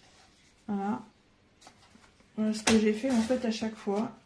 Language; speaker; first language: French; native; French